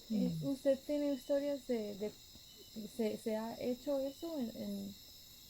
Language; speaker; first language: Spanish; non-native, fluent; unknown